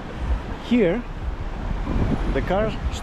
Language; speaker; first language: English; non-native, learner; Greek